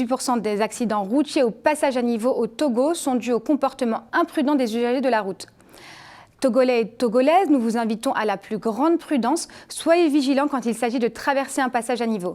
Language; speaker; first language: French; native; French